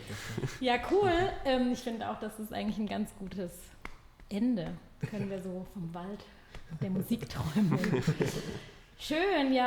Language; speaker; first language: German; native; German